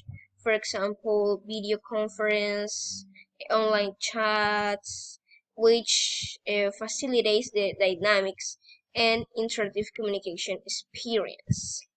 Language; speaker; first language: English; non-native, learner; Spanish